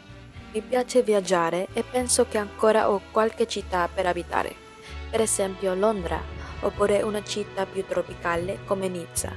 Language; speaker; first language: Italian; non-native, learner; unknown